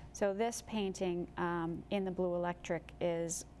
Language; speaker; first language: English; native; English